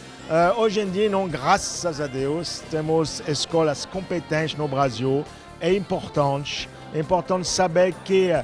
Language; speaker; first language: Portuguese; non-native, fluent; French